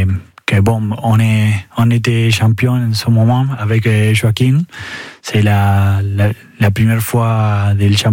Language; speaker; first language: French; non-native, learner; Spanish